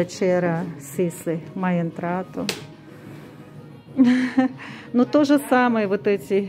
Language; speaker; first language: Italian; non-native, fluent; Russian